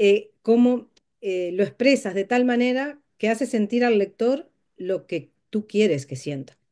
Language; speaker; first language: Spanish; native; Spanish